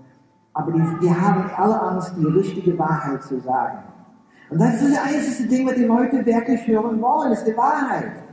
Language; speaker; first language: German; early bilingual, heritage; English